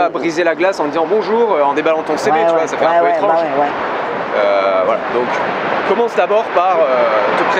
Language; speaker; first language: French; native; French